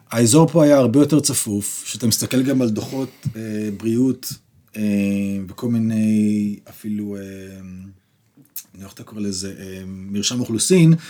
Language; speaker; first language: Hebrew; native; Hebrew